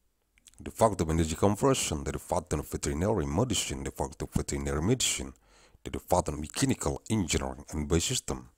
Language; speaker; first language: English; non-native, learner; Indonesian